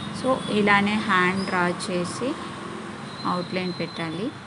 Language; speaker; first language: Telugu; non-native, learner; Tamil